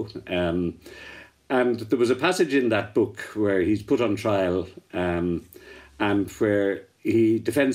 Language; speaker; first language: English; native; English